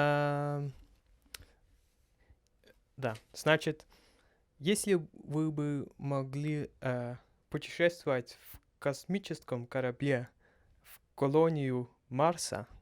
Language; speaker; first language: Russian; non-native, learner; Dutch